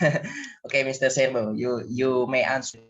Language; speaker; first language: English; non-native, learner; Indonesian